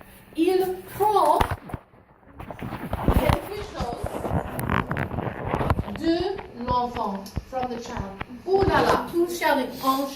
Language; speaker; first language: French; non-native, fluent; English